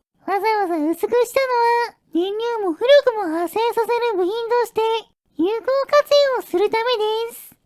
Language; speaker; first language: Japanese; native; Japanese